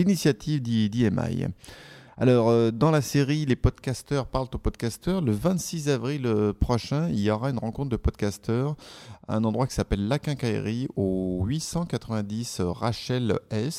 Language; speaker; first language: French; native; French